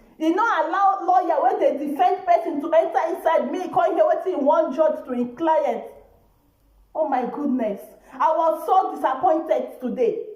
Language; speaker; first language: Nigerian Pidgin; non-native, local second language; Igbo